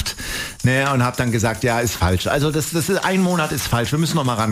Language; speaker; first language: German; native; German